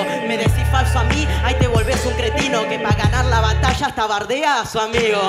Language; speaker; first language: Spanish; native; Spanish